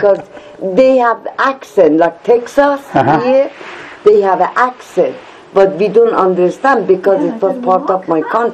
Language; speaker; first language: English; non-native, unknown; Persian